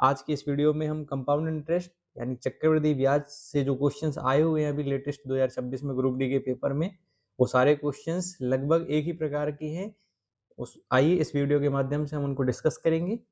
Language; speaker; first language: Hindi; native; Hindi